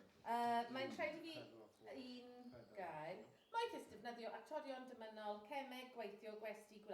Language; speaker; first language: Welsh; non-native, learner; English